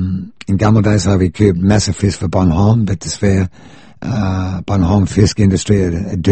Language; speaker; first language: Danish; non-native, fluent; English